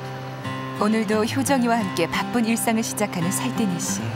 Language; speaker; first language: Korean; native; Korean